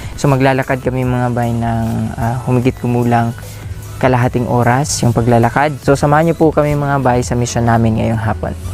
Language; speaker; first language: Filipino; non-native, local second language; Cebuano